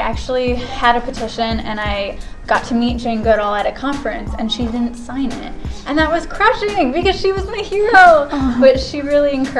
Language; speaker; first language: English; native; English